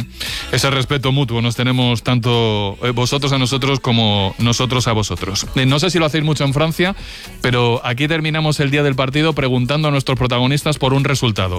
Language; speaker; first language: Spanish; native; Spanish